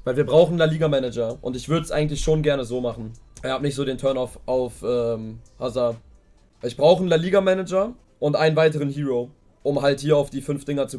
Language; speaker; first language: German; native; German